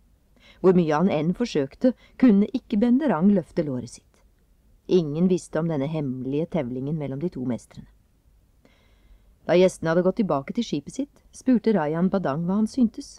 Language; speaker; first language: Norwegian; native; Norwegian